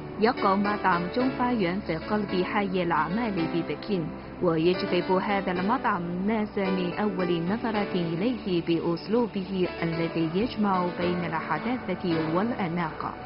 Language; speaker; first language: Arabic; non-native, fluent; Chinese